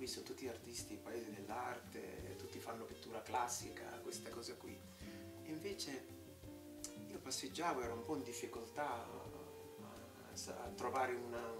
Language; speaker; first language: Italian; non-native, fluent; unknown